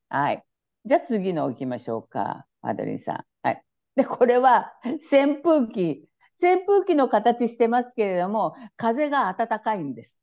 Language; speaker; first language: Japanese; native; Japanese